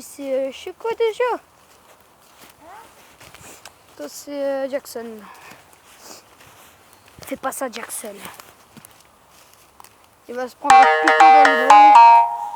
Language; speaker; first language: French; native; French